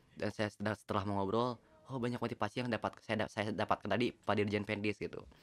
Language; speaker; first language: Indonesian; non-native, local second language; Sundanese